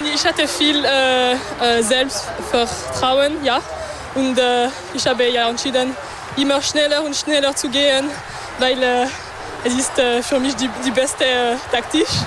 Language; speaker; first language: German; non-native, local second language; French